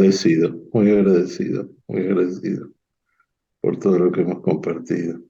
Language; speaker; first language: Spanish; native; Spanish